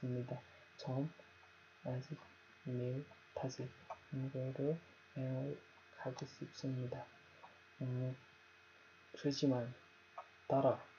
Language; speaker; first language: Korean; non-native, learner; Nepali